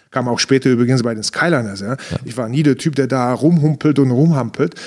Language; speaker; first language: German; non-native, fluent; Czech